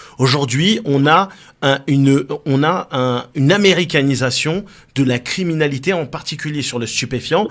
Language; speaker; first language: French; early bilingual, other home language; Arabic